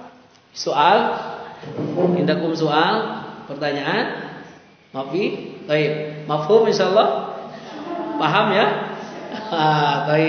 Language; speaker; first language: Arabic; non-native, fluent; Indonesian